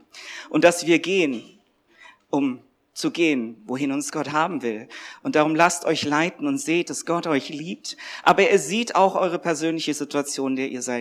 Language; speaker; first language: German; native; German